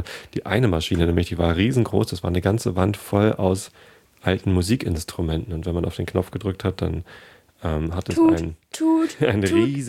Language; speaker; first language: German; native; German